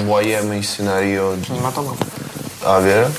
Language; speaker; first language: French; non-native, learner; Russian